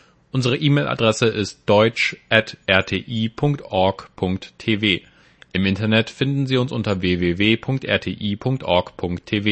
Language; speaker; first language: German; native; German